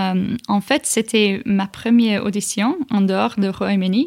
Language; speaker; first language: French; non-native, fluent; English